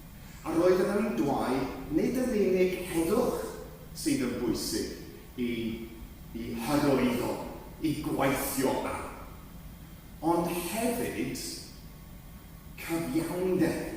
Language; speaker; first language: Welsh; non-native, fluent; English